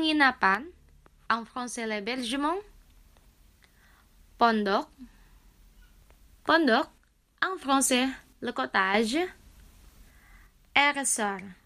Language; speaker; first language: French; non-native, fluent; Indonesian